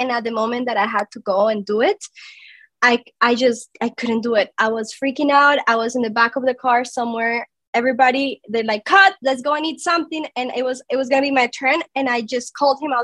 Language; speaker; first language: English; non-native, fluent; Spanish